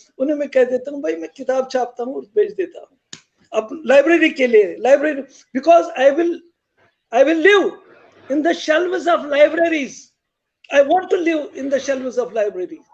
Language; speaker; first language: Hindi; non-native, local second language; Kashmiri